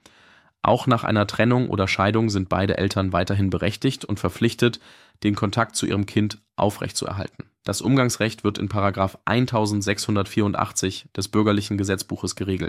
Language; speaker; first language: German; native; German